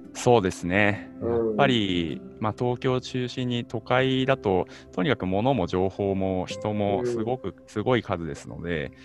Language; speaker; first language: Japanese; native; Japanese